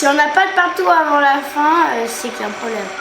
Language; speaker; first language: French; native; French